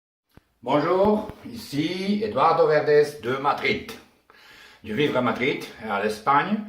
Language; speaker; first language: French; non-native, learner; Spanish